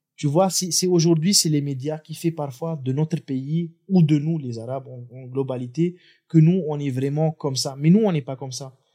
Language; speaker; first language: French; non-native, local second language; Arabic